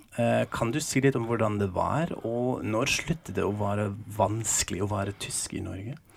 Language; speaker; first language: Norwegian; non-native, fluent; German